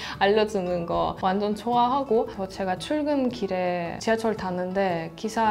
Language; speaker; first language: Korean; non-native, fluent; Russian